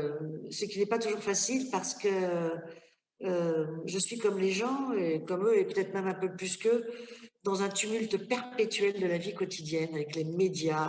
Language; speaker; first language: French; native; French